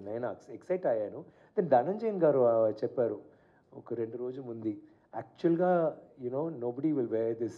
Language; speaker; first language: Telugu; non-native, learner; Tamil